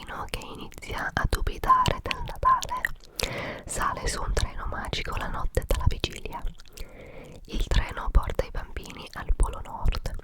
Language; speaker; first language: Italian; early bilingual, heritage; English